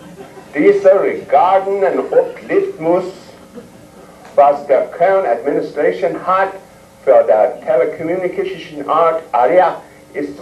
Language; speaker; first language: German; non-native, learner; English